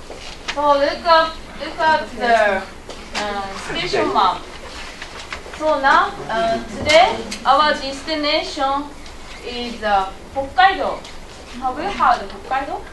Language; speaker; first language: English; non-native, learner; Japanese